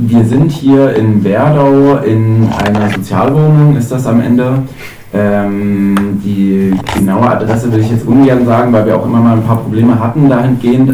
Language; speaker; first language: German; native; German